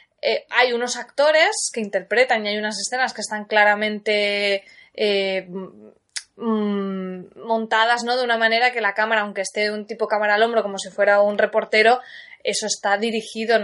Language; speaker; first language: Spanish; native; Spanish